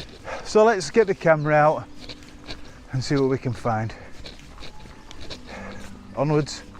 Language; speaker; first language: English; native; English